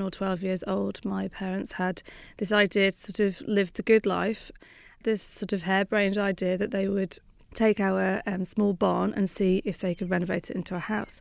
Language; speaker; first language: English; native; English